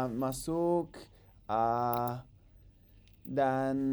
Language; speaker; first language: Indonesian; non-native, learner; English